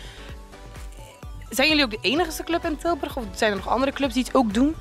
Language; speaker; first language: Dutch; native; Dutch